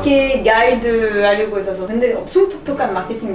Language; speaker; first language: Korean; non-native, learner; French